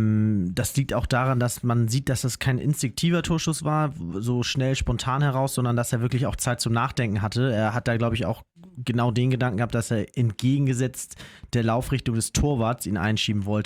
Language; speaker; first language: German; native; German